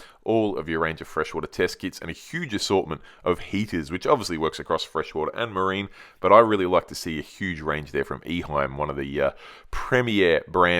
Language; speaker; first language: English; native; English